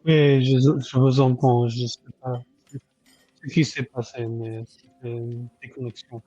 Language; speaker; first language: French; non-native, learner; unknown